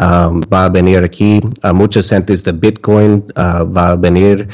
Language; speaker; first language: Spanish; non-native, learner; English